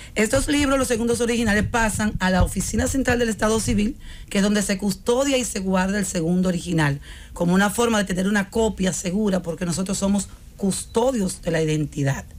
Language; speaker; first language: Spanish; native; Spanish